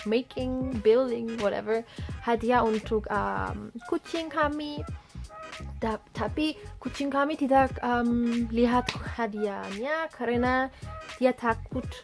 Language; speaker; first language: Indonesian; non-native, learner; Turkish